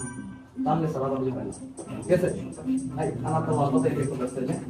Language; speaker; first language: Japanese; non-native, learner; Bangla